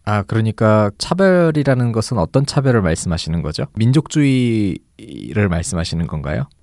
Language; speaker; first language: Korean; native; Korean